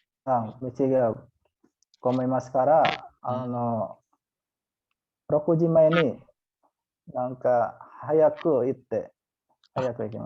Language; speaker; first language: Japanese; non-native, learner; Indonesian